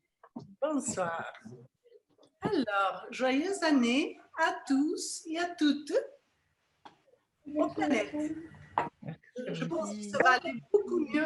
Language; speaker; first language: French; non-native, fluent; Spanish